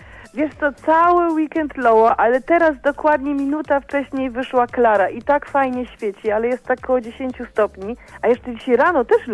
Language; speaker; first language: Polish; native; Polish